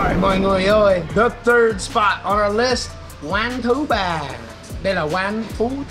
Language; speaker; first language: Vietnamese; non-native, learner; English